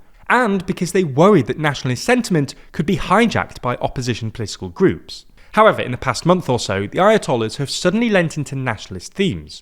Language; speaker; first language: English; native; English